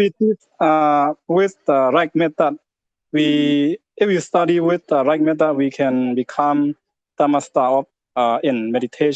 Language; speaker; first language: English; non-native, learner; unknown